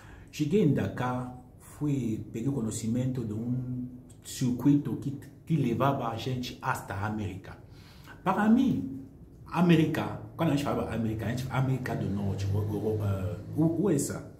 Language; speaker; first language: Portuguese; non-native, fluent; French